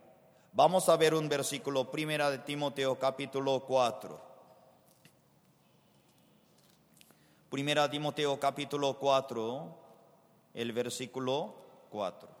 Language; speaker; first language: Spanish; non-native, fluent; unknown